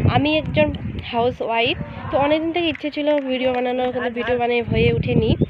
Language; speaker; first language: Bangla; non-native, local second language; Rangpuri